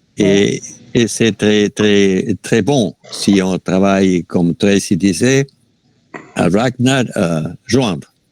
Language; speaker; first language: French; non-native, fluent; Spanish